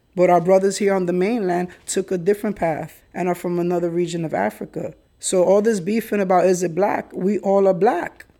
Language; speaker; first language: English; early bilingual, other home language; Spanish